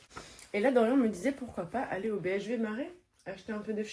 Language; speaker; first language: French; native; French